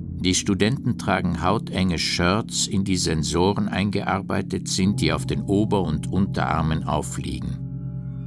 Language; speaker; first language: German; native; German